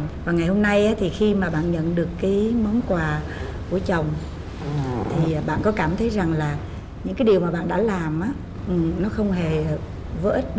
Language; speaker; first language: Vietnamese; native; Vietnamese